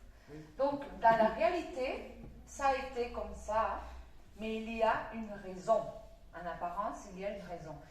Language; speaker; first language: French; non-native, fluent; Spanish